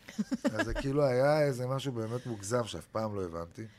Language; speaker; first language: Hebrew; native; Hebrew